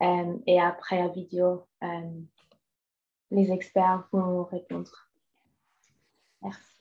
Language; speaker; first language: French; non-native, fluent; English